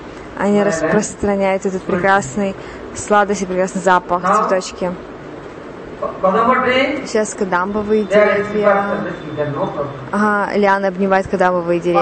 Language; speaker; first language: Russian; non-native, learner; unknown